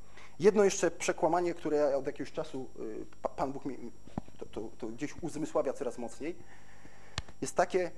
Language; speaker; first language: Polish; native; Polish